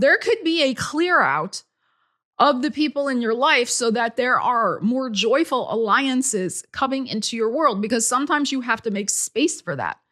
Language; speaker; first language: English; native; English